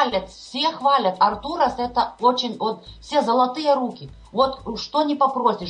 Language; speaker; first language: Russian; non-native, fluent; Lithuanian